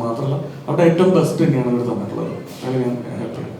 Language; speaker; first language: Malayalam; native; Malayalam